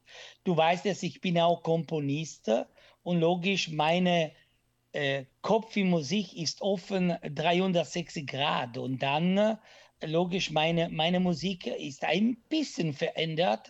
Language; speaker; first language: German; non-native, learner; Italian